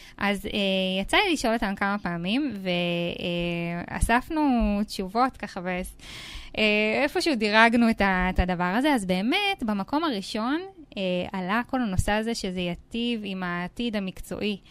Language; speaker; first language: Hebrew; native; Hebrew